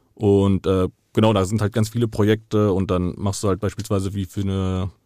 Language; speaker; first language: German; native; German